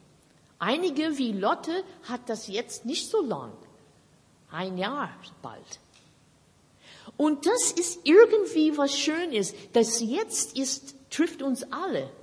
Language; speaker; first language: German; non-native, fluent; English